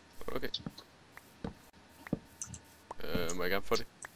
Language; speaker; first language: Danish; native; Danish